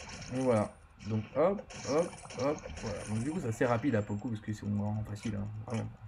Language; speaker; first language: French; native; French